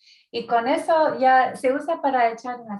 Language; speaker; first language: Spanish; early bilingual, heritage; Spanish